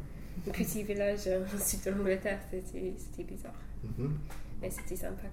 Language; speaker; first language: French; non-native, fluent; English